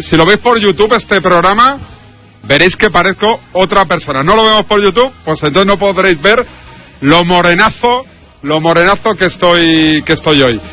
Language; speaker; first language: Spanish; native; Spanish